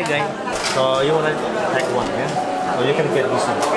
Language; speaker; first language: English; non-native, learner; Indonesian